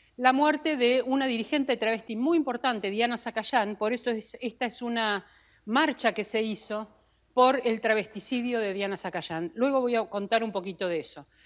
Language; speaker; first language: Spanish; native; Spanish